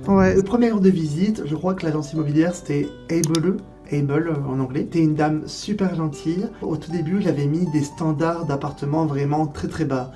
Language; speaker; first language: French; native; French